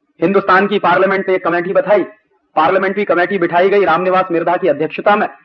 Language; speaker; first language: Hindi; native; Hindi